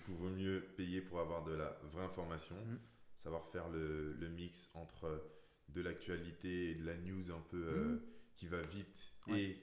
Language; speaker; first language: French; native; French